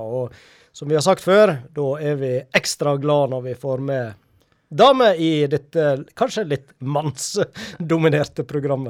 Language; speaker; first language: Norwegian; native; Norwegian